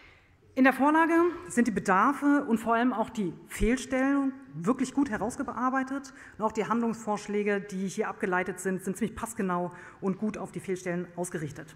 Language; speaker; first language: German; native; German